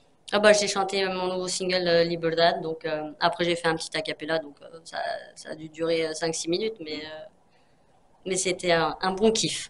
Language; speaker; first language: French; native; French